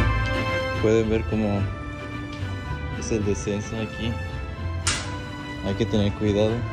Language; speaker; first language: Spanish; native; Spanish